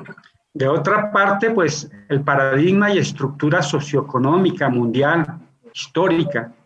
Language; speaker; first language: Spanish; native; Spanish